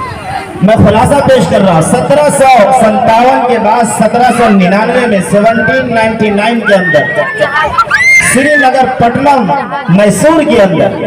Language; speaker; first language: Urdu; native; Urdu